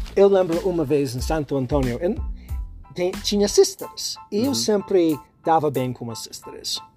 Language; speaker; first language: Portuguese; non-native, learner; English